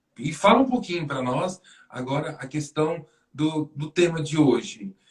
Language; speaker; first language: Portuguese; native; Portuguese